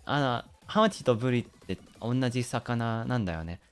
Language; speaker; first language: Japanese; early bilingual, other home language; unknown